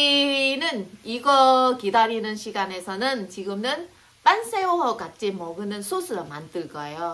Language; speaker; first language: Korean; non-native, fluent; Vietnamese